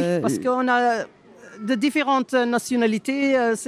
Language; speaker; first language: French; non-native, fluent; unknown